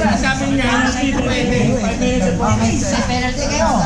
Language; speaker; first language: Filipino; native; Filipino